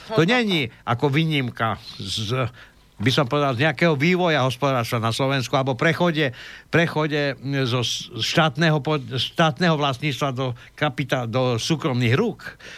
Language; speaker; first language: Slovak; native; Slovak